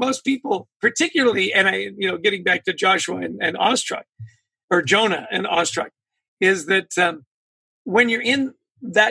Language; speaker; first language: English; native; English